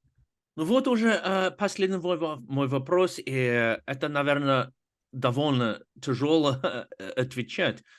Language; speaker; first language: Russian; non-native, fluent; English